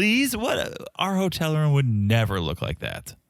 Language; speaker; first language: English; native; English